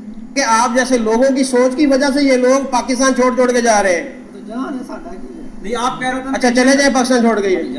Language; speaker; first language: Hindi; non-native, local second language; Punjabi